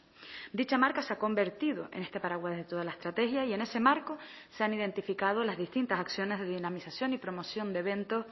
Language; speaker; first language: Spanish; native; Spanish